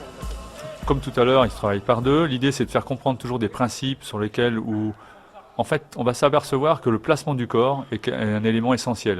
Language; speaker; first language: French; native; French